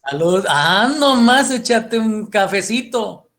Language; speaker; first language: Spanish; native; Spanish